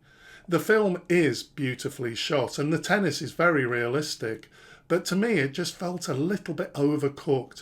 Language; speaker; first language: English; native; English